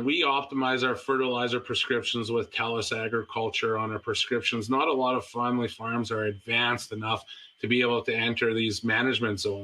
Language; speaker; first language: English; native; English